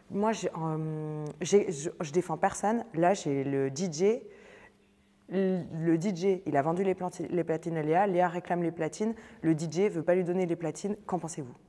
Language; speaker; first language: French; native; French